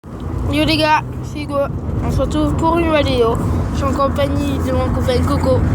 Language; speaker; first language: French; native; French